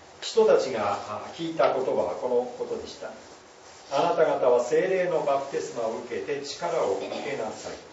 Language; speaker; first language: Japanese; native; Japanese